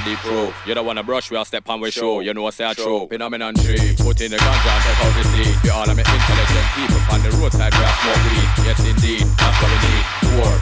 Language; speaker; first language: English; native; English